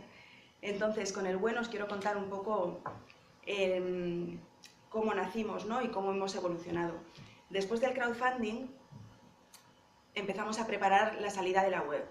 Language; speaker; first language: Spanish; native; Spanish